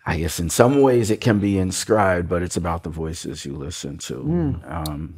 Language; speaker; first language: English; native; English